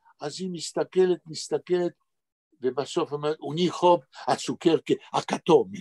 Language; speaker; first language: Hebrew; native; Hebrew